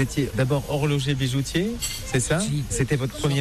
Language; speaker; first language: French; native; French